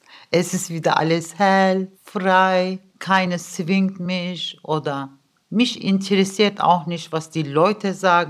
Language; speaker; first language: German; early bilingual, other home language; Turkish